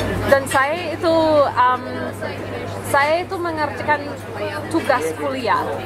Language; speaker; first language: Malay; non-native, fluent; English